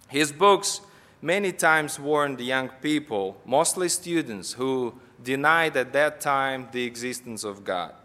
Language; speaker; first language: English; non-native, fluent; Russian